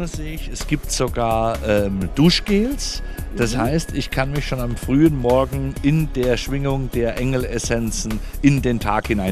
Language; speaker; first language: German; native; German